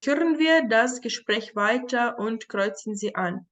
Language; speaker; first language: German; non-native, fluent; Ukrainian